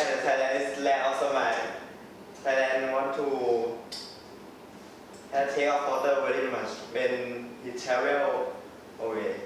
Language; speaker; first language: English; non-native, learner; Thai